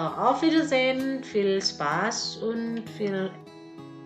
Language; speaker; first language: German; non-native, fluent; Indonesian